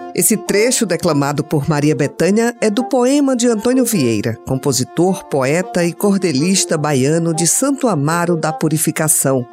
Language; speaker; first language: Portuguese; native; Portuguese